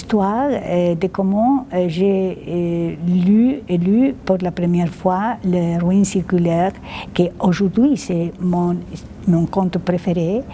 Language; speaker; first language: French; non-native, fluent; Spanish